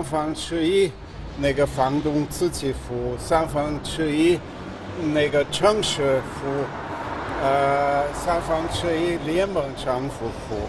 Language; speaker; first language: Chinese; non-native, fluent; German